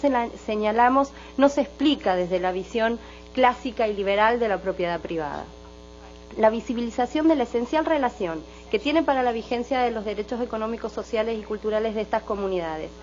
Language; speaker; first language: Spanish; native; Spanish